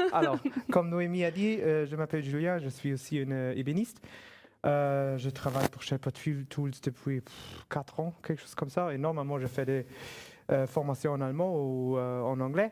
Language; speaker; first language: French; non-native, fluent; German